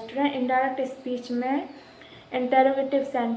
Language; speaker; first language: Hindi; native; Hindi